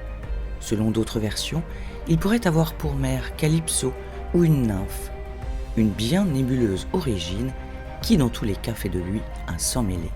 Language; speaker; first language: French; native; French